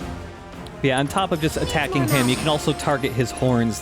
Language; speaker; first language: English; native; English